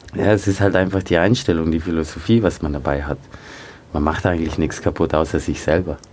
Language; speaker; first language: German; early bilingual, other home language; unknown